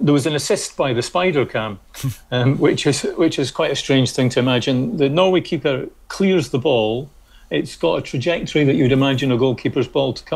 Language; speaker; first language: English; native; English